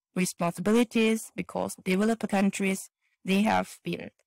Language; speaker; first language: English; non-native, fluent; Chinese